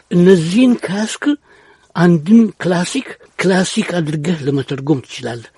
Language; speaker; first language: Amharic; native; Amharic